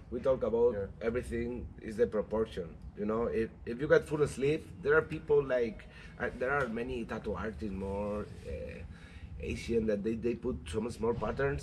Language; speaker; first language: English; non-native, learner; Spanish